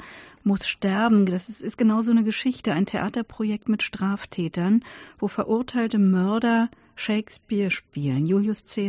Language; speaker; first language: German; native; German